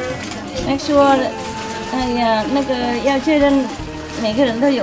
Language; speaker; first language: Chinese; non-native, fluent; Vietnamese